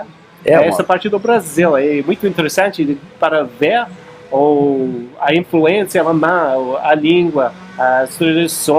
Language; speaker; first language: Portuguese; non-native, fluent; English